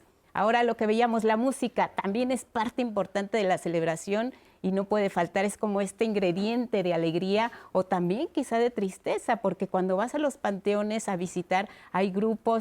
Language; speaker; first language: Spanish; native; Spanish